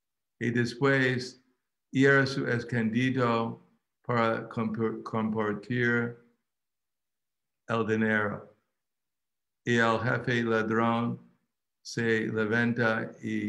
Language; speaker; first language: Spanish; non-native, fluent; English